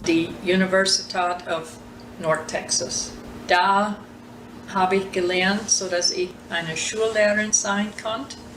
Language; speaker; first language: German; early bilingual, heritage; German